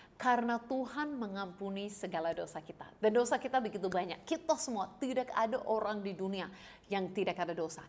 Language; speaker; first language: Indonesian; non-native, fluent; English